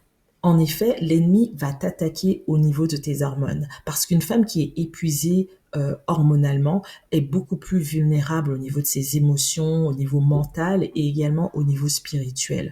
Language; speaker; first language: French; native; French